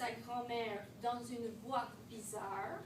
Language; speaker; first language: French; non-native, fluent; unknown